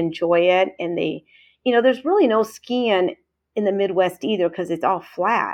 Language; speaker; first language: English; native; English